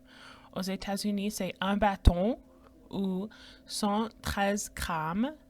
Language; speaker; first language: French; non-native, fluent; English